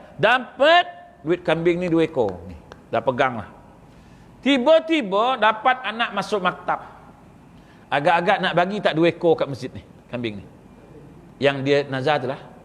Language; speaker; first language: Malay; native; Malay